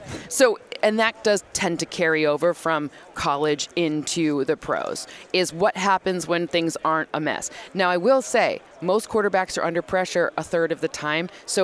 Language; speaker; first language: English; native; English